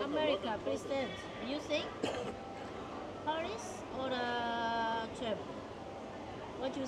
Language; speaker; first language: English; non-native, learner; Chinese